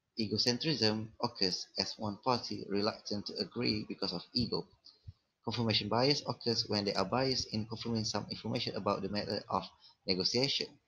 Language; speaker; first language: English; non-native, local second language; Malay